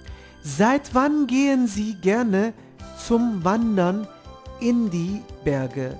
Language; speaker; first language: German; non-native, fluent; Turkish